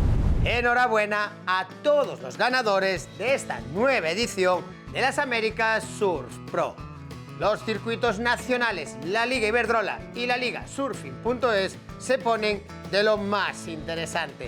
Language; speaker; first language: Spanish; native; Spanish